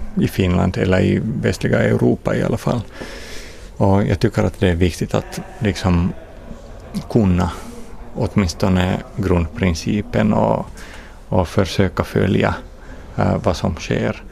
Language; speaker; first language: Swedish; non-native, fluent; Finnish